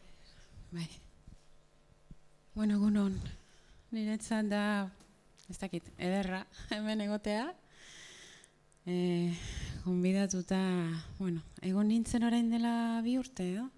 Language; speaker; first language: Basque; non-native, learner; Spanish